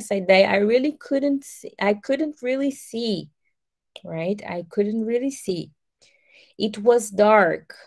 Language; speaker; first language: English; non-native, fluent; Portuguese